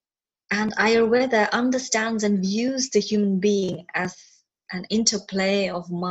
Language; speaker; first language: English; non-native, local second language; Malayalam